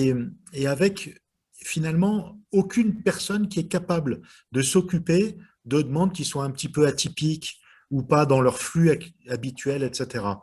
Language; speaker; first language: French; native; French